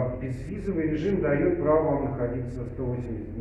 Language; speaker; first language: Russian; native; Russian